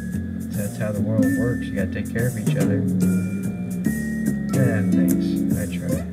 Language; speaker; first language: English; native; English